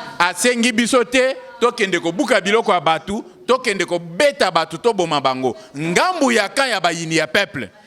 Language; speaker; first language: Lingala; non-native, local second language; Luba-Lulua